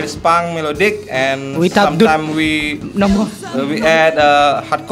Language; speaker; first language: English; non-native, learner; Indonesian